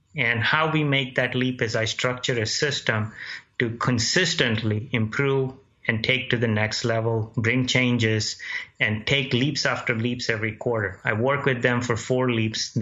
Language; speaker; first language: English; non-native, local second language; Gujarati